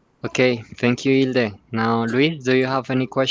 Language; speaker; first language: English; non-native, fluent; Spanish